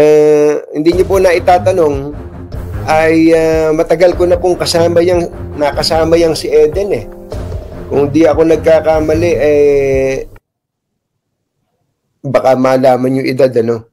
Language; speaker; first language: Filipino; native; Filipino